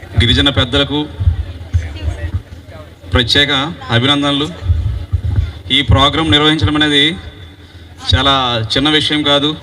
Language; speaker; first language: Telugu; native; Telugu